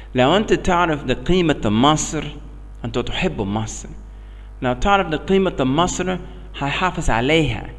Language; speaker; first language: Arabic; non-native, learner; English